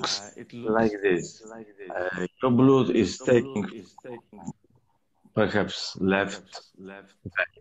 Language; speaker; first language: English; non-native, learner; Polish